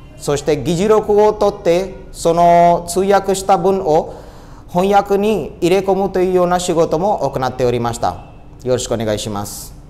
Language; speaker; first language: Japanese; non-native, fluent; Hindi